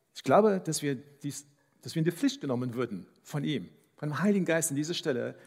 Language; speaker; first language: German; non-native, fluent; English